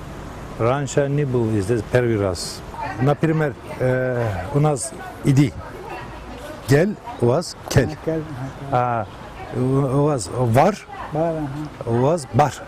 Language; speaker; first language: Russian; non-native, learner; Turkish